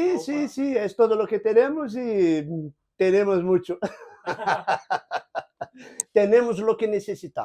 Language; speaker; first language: Spanish; non-native, fluent; Portuguese